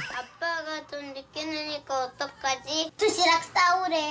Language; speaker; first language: Korean; early bilingual, other home language; Arabic